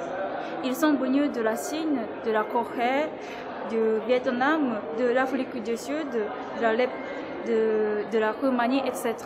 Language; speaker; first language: French; non-native, fluent; Japanese